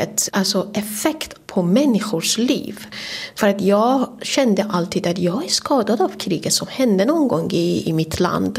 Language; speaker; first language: Swedish; non-native, fluent; Persian